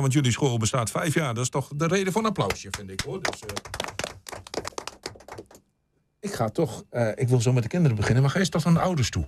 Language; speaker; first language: Dutch; native; Dutch